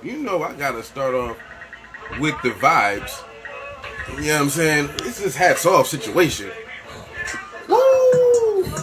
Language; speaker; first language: English; native; English